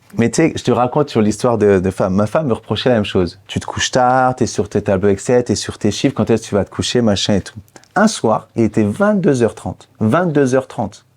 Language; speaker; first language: French; native; French